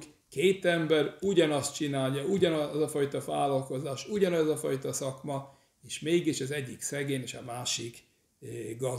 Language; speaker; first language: Hungarian; early bilingual, heritage; English